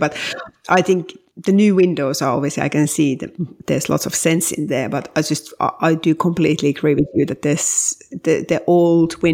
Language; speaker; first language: English; non-native, fluent; Finnish